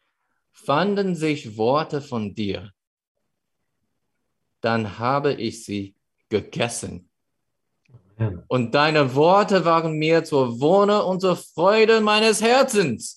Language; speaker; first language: German; non-native, fluent; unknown